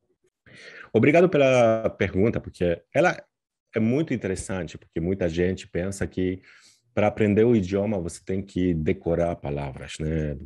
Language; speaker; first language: Portuguese; non-native, fluent; Polish